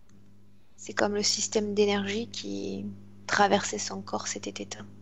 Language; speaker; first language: French; native; French